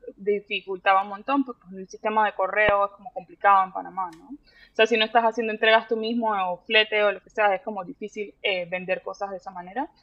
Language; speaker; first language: Spanish; native; Spanish